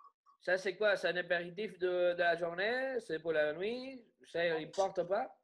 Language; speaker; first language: French; non-native, learner; Spanish